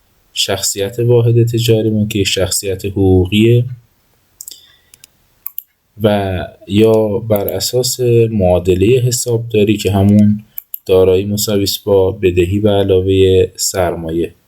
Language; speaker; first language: Persian; native; Persian